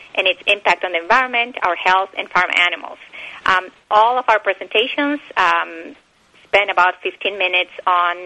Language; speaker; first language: English; non-native, fluent; Spanish